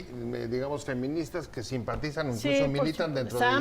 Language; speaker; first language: Spanish; native; Spanish